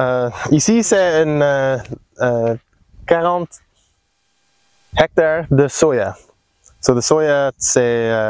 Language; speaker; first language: French; non-native, learner; English